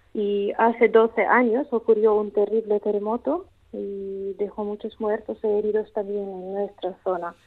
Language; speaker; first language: Spanish; non-native, fluent; Russian